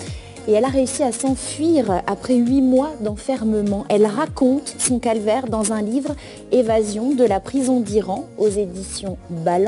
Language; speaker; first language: French; native; French